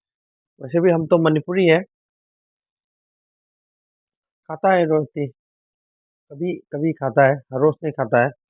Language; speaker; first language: Hindi; non-native, local second language; Manipuri